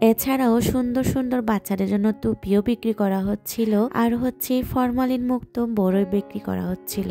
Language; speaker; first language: Bangla; non-native, local second language; Chakma